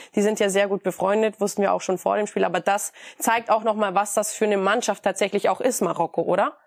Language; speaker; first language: German; native; German